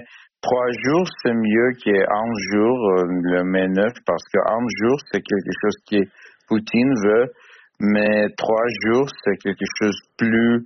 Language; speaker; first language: French; non-native, learner; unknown